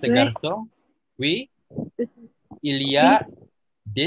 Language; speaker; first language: French; non-native, learner; Indonesian